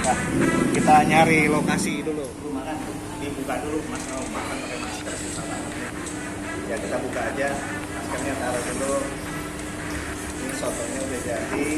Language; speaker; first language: Indonesian; non-native, local second language; Sundanese